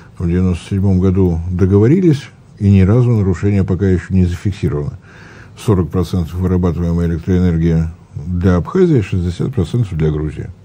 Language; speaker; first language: Russian; native; Russian